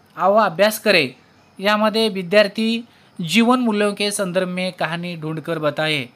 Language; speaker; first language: Hindi; non-native, local second language; Marathi